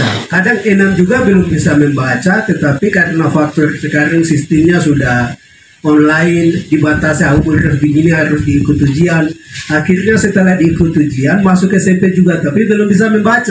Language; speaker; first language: Indonesian; non-native, local second language; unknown